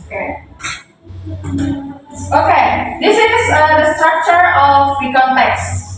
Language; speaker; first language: English; non-native, learner; Indonesian